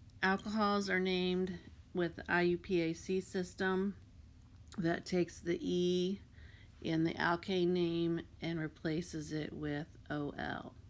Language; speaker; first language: English; native; English